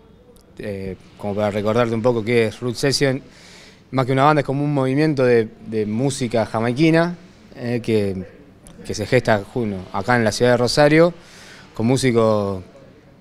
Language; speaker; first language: Spanish; native; Spanish